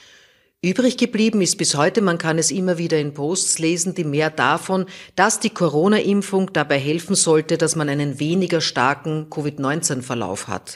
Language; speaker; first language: German; native; German